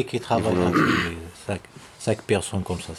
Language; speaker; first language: French; non-native, learner; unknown